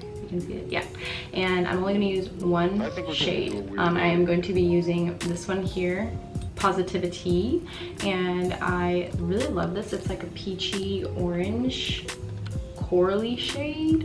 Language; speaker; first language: English; native; English